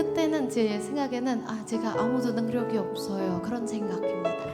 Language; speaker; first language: Korean; non-native, learner; Indonesian